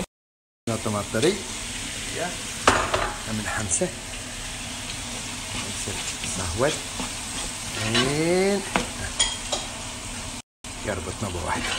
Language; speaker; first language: Arabic; native; Arabic